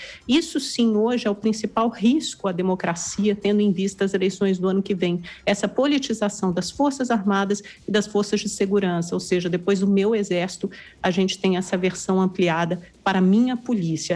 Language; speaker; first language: Portuguese; native; Portuguese